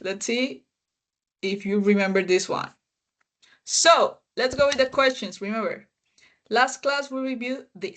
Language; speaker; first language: English; non-native, fluent; Spanish